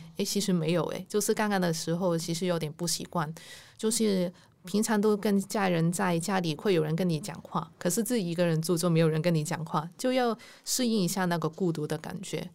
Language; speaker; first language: Chinese; non-native, local second language; Cantonese